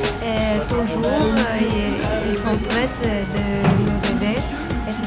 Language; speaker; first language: French; non-native, learner; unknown